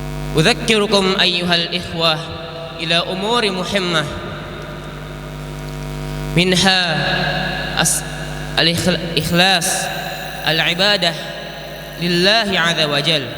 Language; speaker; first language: Arabic; non-native, learner; Indonesian